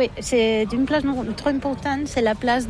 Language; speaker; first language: French; non-native, learner; Catalan